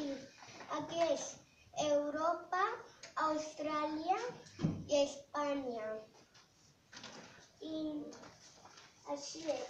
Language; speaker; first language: Catalan; non-native, local second language; Spanish